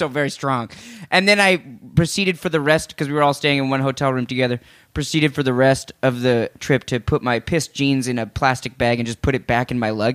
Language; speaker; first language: English; native; English